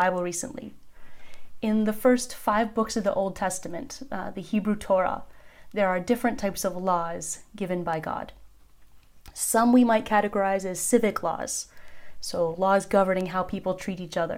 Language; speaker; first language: English; native; English